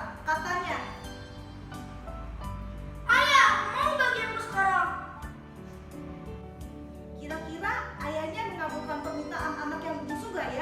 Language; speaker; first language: Indonesian; native; Indonesian